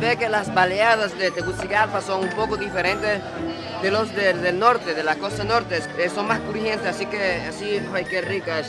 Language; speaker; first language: Spanish; non-native, fluent; Japanese